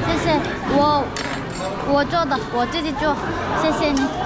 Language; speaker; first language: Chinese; non-native, learner; Korean